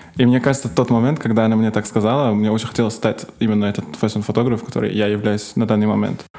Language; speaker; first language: Russian; non-native, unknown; Arabic